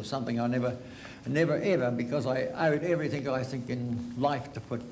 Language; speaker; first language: English; native; English